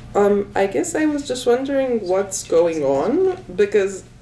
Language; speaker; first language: English; non-native, fluent; Slovenian